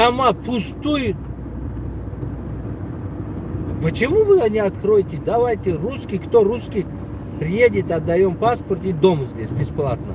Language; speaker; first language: Russian; non-native, local second language; Tajik